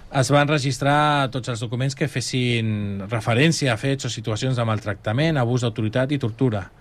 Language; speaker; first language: Catalan; native; Catalan